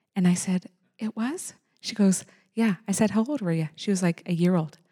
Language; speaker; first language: English; native; English